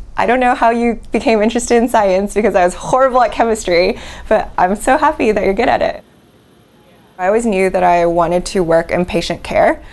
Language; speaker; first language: English; native; English